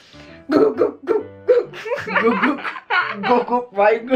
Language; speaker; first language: English; non-native, learner; Turkish